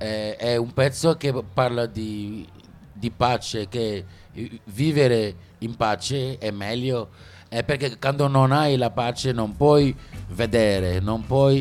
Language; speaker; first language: Italian; non-native, local second language; Wolof